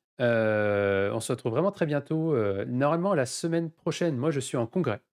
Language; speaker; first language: French; native; French